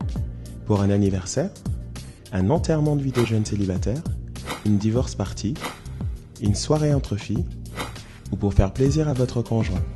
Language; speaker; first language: French; native; French